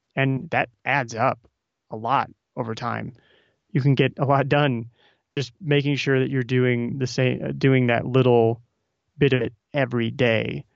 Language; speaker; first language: English; native; English